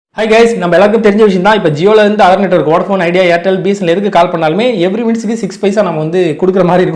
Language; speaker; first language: Tamil; native; Tamil